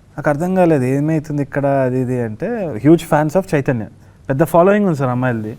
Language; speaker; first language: Telugu; native; Telugu